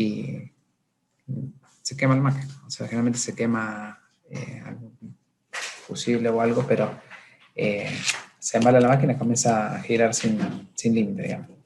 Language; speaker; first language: Spanish; native; Spanish